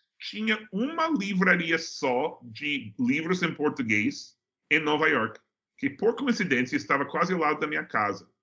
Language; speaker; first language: Portuguese; non-native, fluent; English